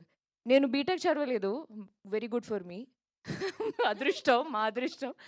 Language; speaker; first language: Telugu; non-native, local second language; Malayalam